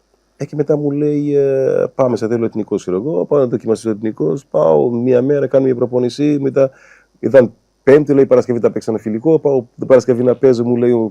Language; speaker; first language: Greek; non-native, learner; Kabuverdianu